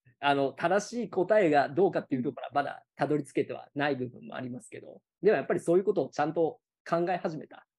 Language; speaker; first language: Japanese; native; Japanese